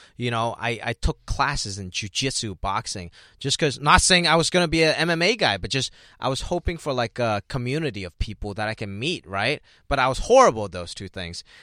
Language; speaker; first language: English; non-native, local second language; Cantonese